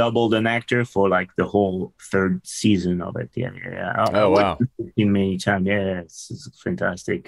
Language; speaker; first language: English; non-native, fluent; French